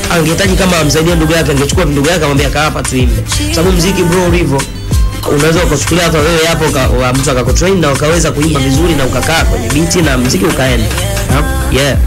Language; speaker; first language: Swahili; native; Swahili